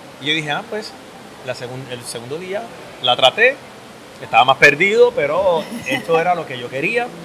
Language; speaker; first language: Spanish; native; Spanish